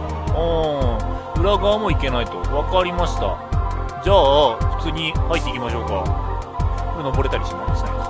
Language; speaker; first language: Japanese; native; Japanese